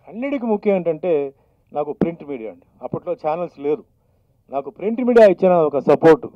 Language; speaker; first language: Telugu; non-native, local second language; Tamil